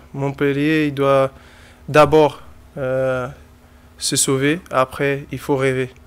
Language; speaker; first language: French; non-native, fluent; Portuguese